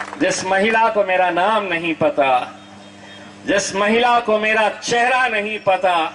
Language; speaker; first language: Urdu; native; Urdu